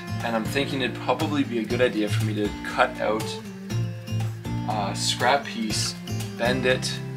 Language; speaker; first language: English; native; English